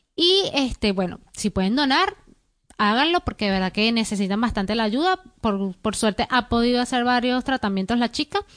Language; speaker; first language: Spanish; native; Spanish